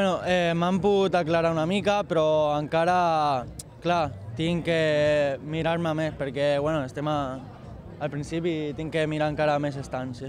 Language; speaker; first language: Catalan; non-native, local second language; Spanish